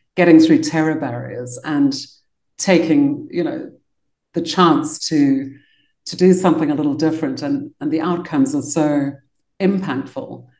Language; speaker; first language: English; native; English